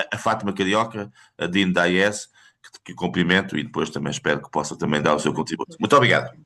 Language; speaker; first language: Portuguese; native; Portuguese